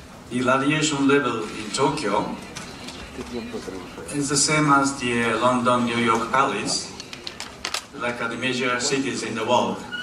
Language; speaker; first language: English; non-native, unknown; Japanese